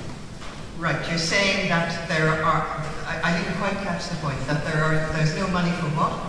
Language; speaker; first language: English; native; English